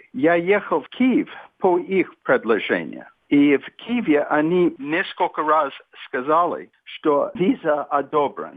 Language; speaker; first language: Russian; non-native, fluent; English